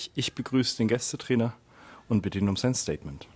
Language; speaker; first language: German; native; German